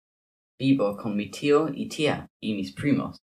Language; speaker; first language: Spanish; non-native, learner; English